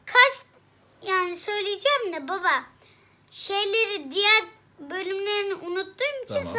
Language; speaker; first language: Turkish; native; Turkish